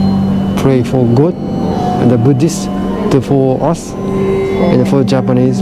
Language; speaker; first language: English; non-native, learner; Japanese